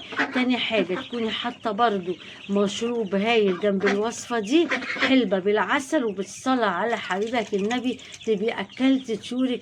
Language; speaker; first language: Arabic; native; Arabic